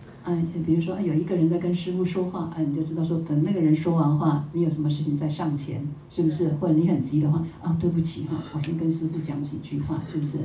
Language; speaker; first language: Chinese; native; Chinese